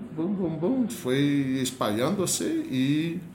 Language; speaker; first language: Spanish; non-native, fluent; English